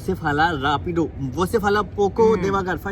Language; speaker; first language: Portuguese; non-native, learner; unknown